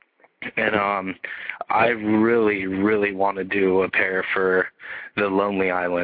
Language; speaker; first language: English; native; English